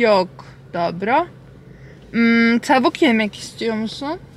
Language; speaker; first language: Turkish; non-native, fluent; Bosnian